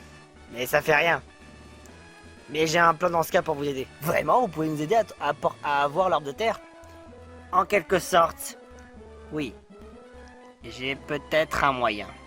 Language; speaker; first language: French; native; French